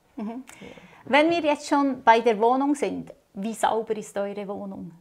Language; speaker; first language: German; native; German